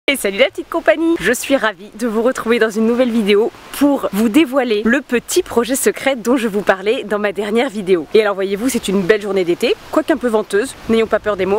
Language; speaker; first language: French; native; French